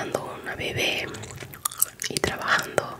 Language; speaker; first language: Spanish; non-native, fluent; English